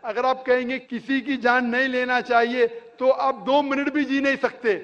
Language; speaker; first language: Hindi; native; Hindi